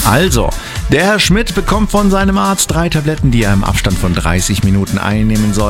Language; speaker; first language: German; native; German